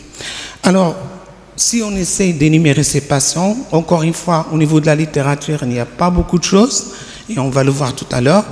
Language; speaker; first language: French; non-native, local second language; Arabic